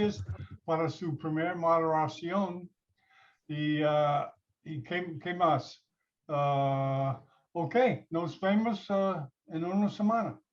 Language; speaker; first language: Spanish; non-native, learner; English